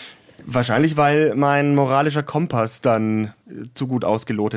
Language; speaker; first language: German; native; German